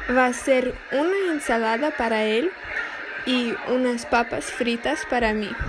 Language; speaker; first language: Spanish; non-native, learner; Portuguese